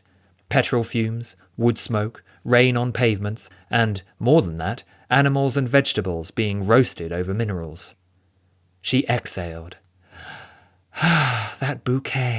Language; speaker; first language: English; native; English